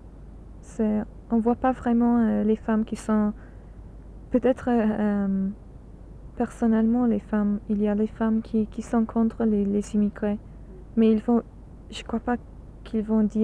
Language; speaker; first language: French; non-native, learner; English